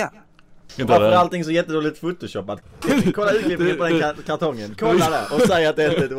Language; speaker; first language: Swedish; native; Swedish